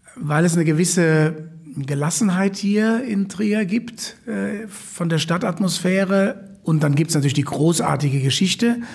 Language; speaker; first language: German; native; German